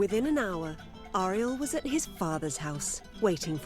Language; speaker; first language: English; native; English